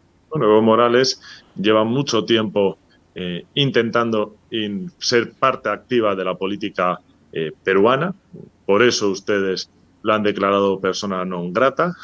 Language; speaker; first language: Spanish; native; Spanish